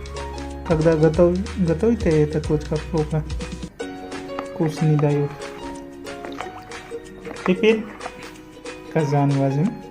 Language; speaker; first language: Russian; non-native, learner; Hindi